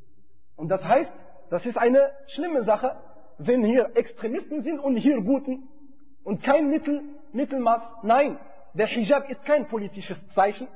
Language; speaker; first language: German; non-native, fluent; Arabic